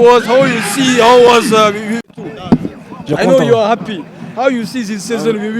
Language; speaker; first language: English; non-native, learner; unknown